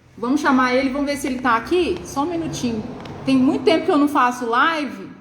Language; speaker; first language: Portuguese; native; Portuguese